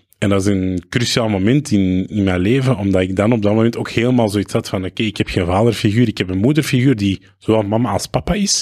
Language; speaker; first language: Dutch; early bilingual, other home language; Arabic